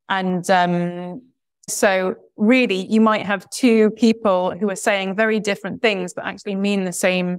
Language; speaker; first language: English; native; English